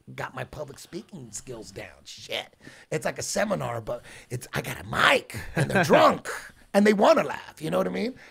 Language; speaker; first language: English; native; English